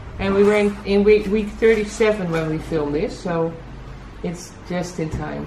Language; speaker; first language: English; non-native, fluent; Dutch